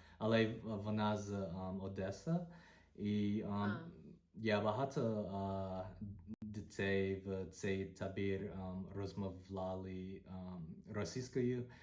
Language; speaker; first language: Ukrainian; non-native, learner; English